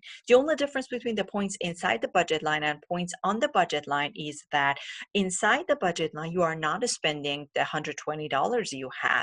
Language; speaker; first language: English; non-native, fluent; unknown